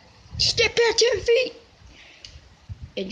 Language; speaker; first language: English; native; English